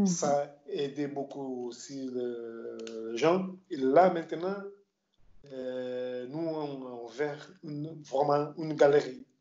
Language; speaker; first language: French; non-native, local second language; Portuguese